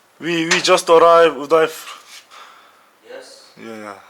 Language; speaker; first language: English; non-native, learner; Korean